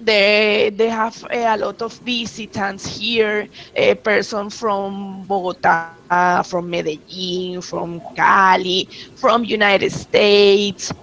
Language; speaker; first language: English; non-native, learner; Spanish